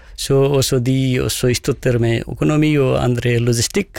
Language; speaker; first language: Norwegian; non-native, fluent; Nepali